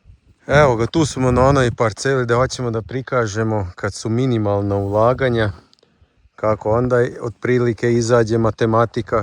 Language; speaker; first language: Croatian; native; Croatian